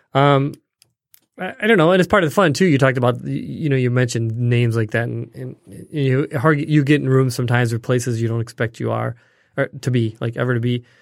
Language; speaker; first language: English; native; English